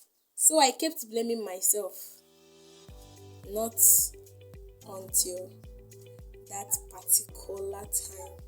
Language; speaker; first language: English; non-native, local second language; Igbo